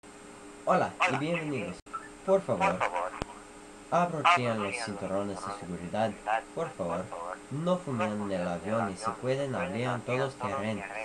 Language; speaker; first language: Spanish; non-native, learner; English